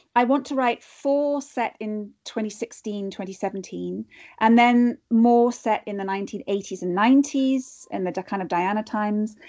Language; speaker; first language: English; native; English